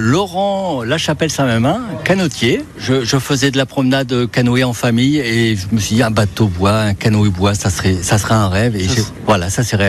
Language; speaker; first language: French; native; French